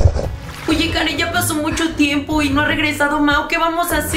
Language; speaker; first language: Spanish; native; Spanish